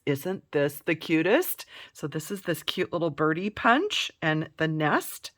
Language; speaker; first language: English; native; English